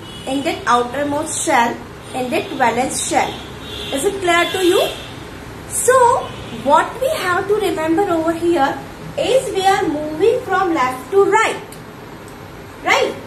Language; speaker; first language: English; non-native, local second language; Hindi